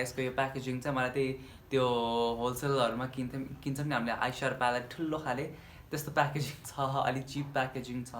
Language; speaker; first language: Nepali; native; Nepali